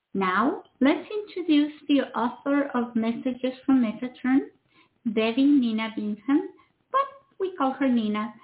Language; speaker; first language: English; non-native, fluent; Spanish